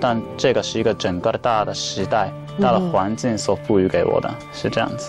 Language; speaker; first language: Chinese; non-native, fluent; Japanese